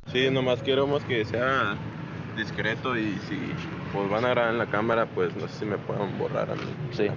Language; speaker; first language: Spanish; native; Spanish